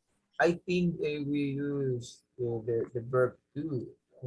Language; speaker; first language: English; non-native, learner; Spanish